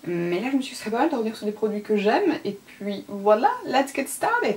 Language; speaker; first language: French; native; French